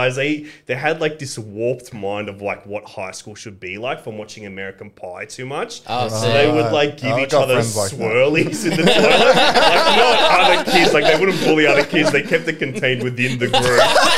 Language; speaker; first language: English; early bilingual, other home language; Greek